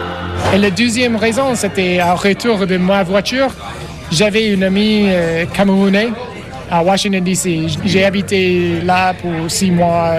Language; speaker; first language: French; non-native, learner; English